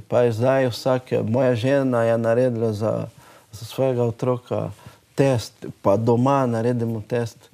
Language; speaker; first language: Slovenian; non-native, learner; Portuguese